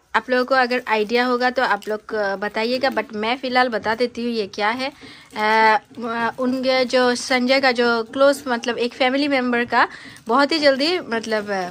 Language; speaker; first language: Hindi; non-native, local second language; Bangla